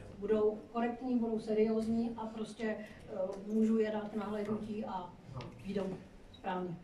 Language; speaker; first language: Czech; non-native, fluent; Hindi